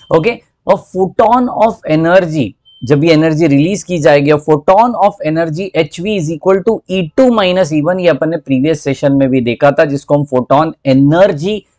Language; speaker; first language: Hindi; native; Hindi